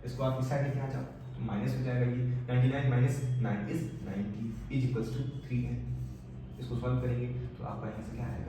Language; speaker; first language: Hindi; native; Hindi